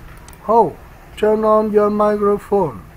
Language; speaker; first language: English; non-native, learner; Vietnamese